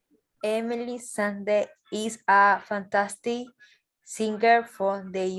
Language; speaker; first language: English; non-native, learner; Spanish